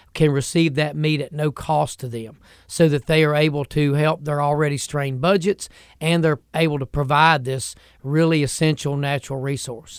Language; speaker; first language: English; native; English